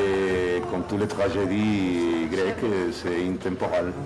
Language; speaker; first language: French; non-native, learner; Spanish